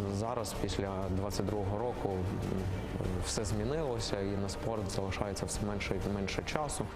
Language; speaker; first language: Ukrainian; native; Ukrainian